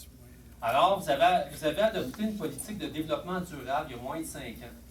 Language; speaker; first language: French; native; French